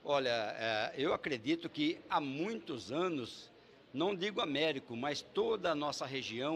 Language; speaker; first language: Portuguese; native; Portuguese